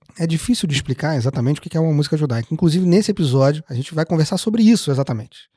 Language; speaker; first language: Portuguese; native; Portuguese